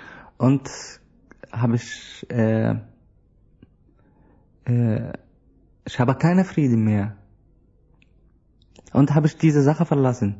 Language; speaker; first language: German; non-native, learner; Arabic